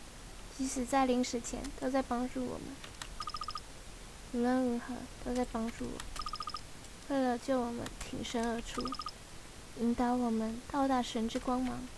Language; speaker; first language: Chinese; native; Chinese